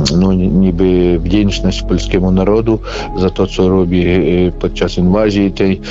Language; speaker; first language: Polish; early bilingual, heritage; Polish